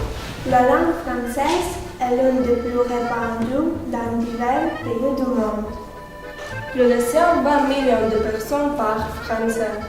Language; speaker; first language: French; non-native, learner; Ukrainian